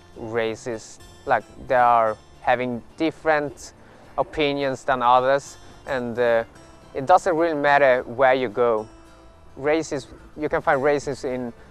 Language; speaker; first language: English; early bilingual, other home language; Swedish